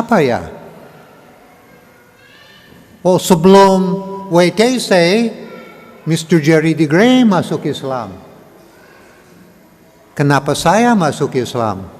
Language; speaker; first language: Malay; non-native, learner; English